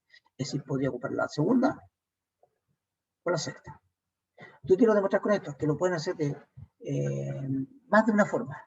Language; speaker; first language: Spanish; native; Spanish